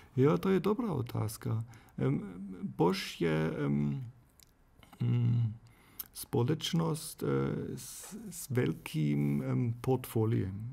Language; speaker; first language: Czech; non-native, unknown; German